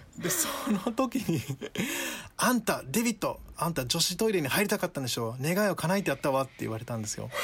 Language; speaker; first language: Japanese; early bilingual, other home language; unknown